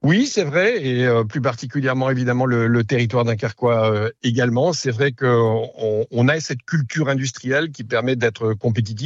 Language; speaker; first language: French; native; French